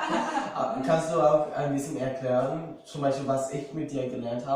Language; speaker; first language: German; non-native, fluent; Portuguese